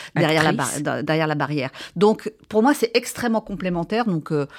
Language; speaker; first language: French; native; French